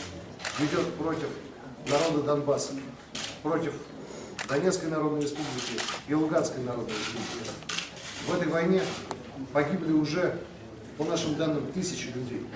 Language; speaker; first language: Russian; native; Russian